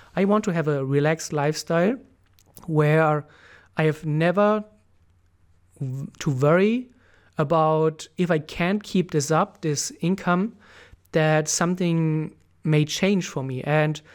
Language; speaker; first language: English; non-native, fluent; German